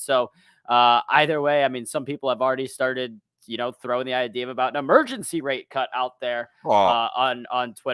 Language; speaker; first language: English; native; English